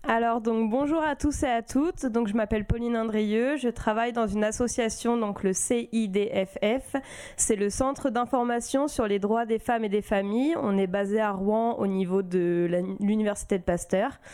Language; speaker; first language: French; native; French